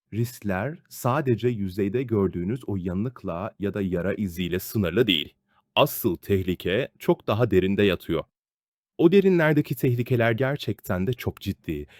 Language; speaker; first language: Turkish; native; Turkish